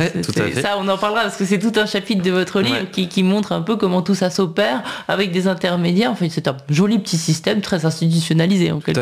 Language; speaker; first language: French; native; French